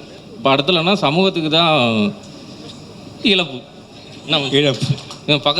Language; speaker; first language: Tamil; native; Tamil